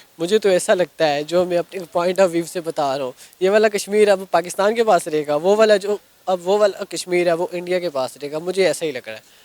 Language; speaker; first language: Urdu; non-native, local second language; Kashmiri